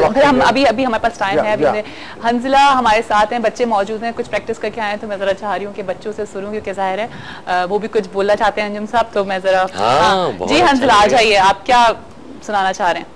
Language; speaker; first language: Urdu; native; Urdu